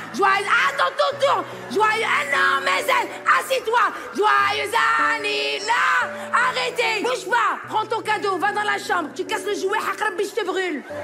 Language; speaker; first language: French; native; French